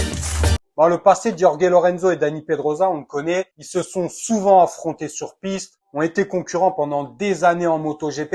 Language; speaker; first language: French; native; French